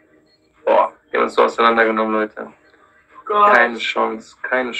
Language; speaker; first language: German; native; German